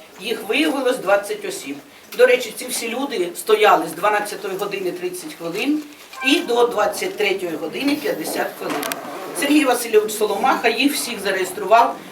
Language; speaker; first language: Ukrainian; native; Ukrainian